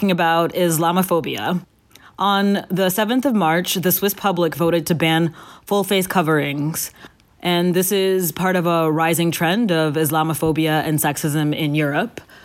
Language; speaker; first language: English; non-native, local second language; Akan